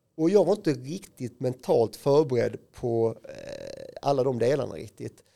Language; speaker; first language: Swedish; native; Swedish